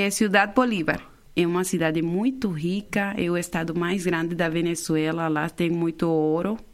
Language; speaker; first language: Portuguese; non-native, fluent; Spanish